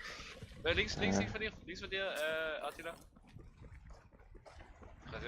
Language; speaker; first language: German; native; German